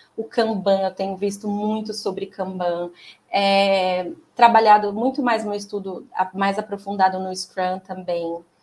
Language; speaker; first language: Portuguese; native; Portuguese